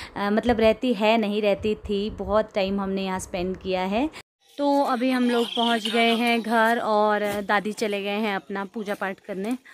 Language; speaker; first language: Hindi; non-native, local second language; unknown